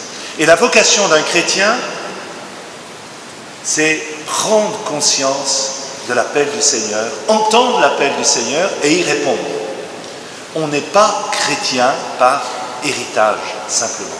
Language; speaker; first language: French; native; French